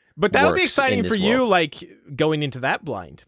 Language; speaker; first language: English; native; English